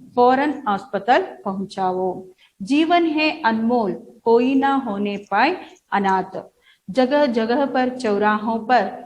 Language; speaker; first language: Hindi; non-native, local second language; Kannada